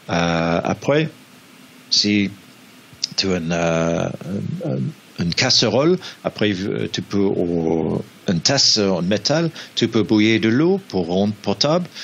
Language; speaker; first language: French; non-native, learner; English